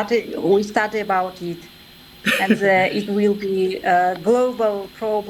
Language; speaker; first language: English; non-native, learner; Kazakh